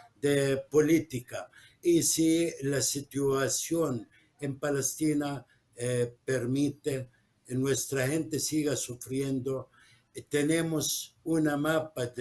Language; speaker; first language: Spanish; non-native, fluent; Arabic